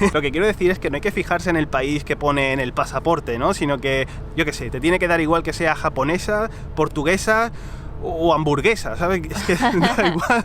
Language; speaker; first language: Spanish; native; Spanish